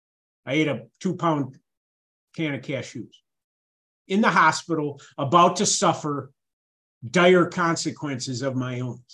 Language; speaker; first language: English; native; English